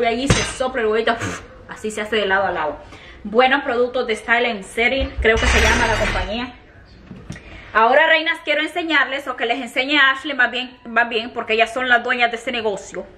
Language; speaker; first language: Spanish; native; Spanish